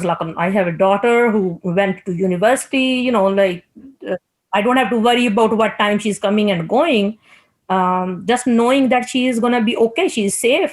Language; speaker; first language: English; non-native, local second language; Punjabi